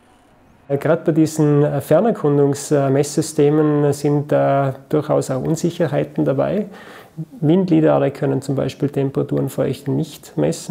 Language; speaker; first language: German; native; German